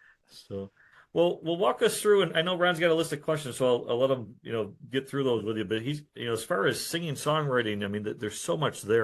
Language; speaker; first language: English; native; English